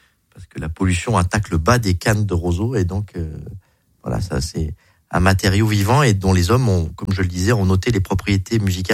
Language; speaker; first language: French; native; French